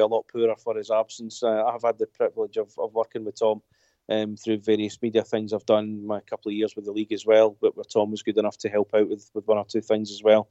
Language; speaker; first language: English; native; English